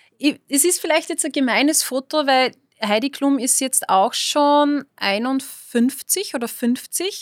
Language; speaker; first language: German; native; German